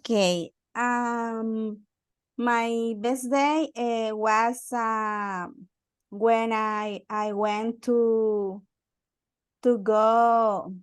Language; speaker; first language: English; non-native, learner; Spanish